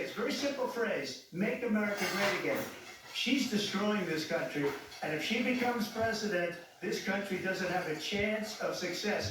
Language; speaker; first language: English; native; English